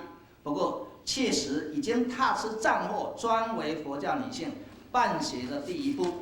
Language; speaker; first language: Chinese; native; Chinese